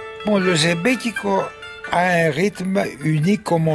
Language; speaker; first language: French; non-native, fluent; Greek